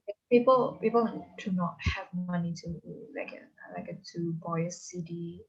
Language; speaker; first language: English; non-native, learner; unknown